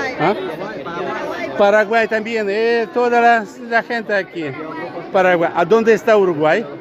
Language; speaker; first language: Spanish; non-native, learner; Ukrainian